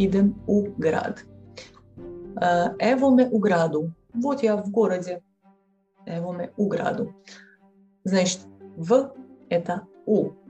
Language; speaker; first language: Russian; non-native, fluent; Serbian